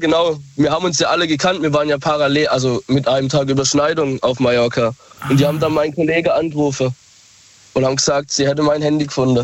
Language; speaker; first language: German; native; German